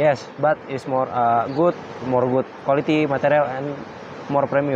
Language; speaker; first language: English; non-native, learner; Indonesian